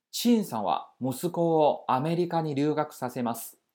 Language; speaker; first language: Japanese; non-native, fluent; Chinese